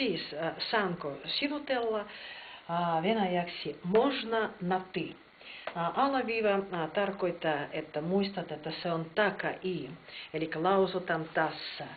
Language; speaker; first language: Finnish; non-native, fluent; Russian